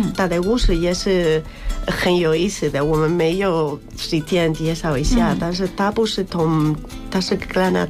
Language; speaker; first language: Chinese; non-native, fluent; Spanish